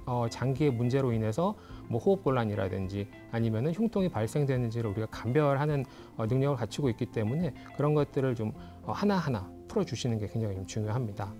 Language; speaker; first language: Korean; native; Korean